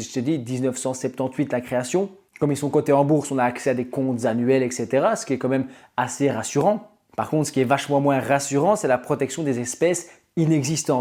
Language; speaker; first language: French; native; French